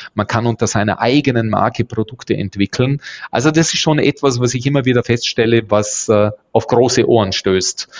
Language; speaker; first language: German; native; German